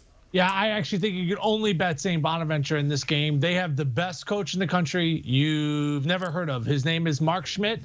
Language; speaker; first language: English; native; English